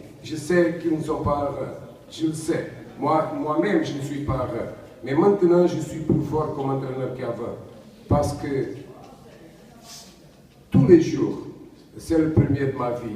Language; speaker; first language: French; non-native, learner; Portuguese